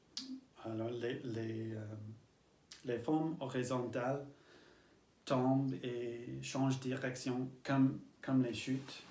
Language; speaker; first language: French; non-native, learner; English